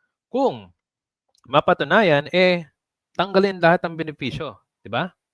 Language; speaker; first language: Filipino; native; Filipino